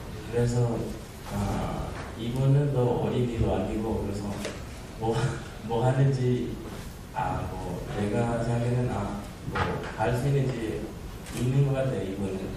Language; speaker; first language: Korean; non-native, learner; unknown